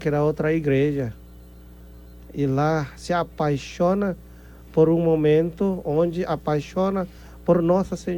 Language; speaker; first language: Portuguese; non-native, fluent; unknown